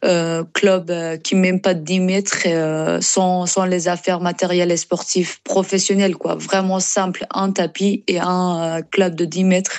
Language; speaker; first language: French; non-native, learner; Persian